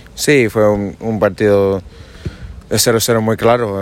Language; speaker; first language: Spanish; non-native, fluent; English